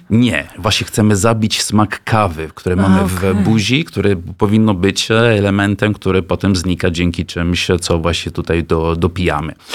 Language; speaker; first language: Polish; non-native, fluent; Italian